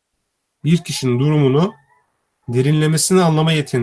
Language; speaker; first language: Turkish; native; Turkish